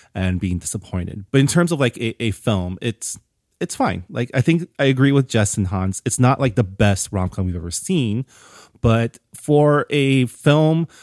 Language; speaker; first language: English; early bilingual, other home language; Chinese